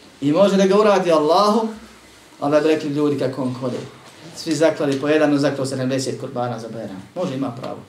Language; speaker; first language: Bosnian; native; Bosnian